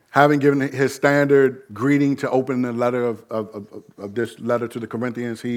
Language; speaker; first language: English; native; English